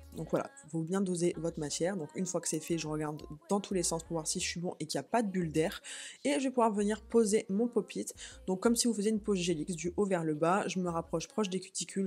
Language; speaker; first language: French; native; French